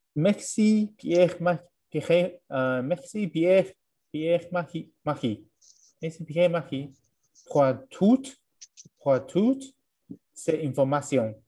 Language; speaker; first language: French; non-native, learner; English